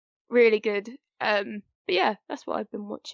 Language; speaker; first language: English; native; English